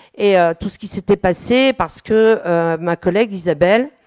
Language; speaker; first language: French; native; French